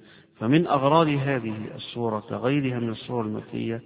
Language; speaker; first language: Arabic; native; Arabic